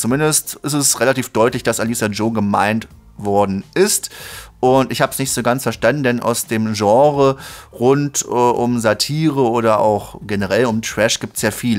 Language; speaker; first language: German; native; German